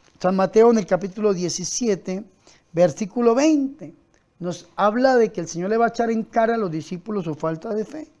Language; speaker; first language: Spanish; native; Spanish